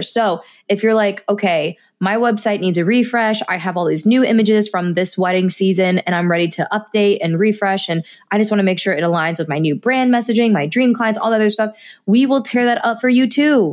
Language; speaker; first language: English; native; English